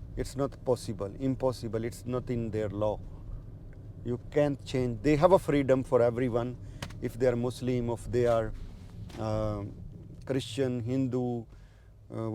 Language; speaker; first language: English; non-native, learner; Hindi